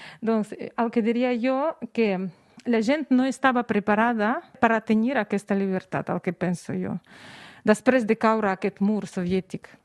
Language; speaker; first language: Catalan; non-native, fluent; Russian